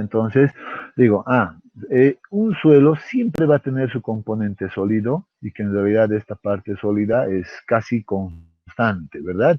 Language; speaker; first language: Spanish; native; Spanish